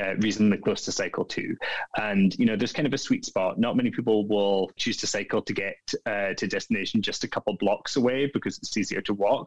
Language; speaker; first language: English; native; English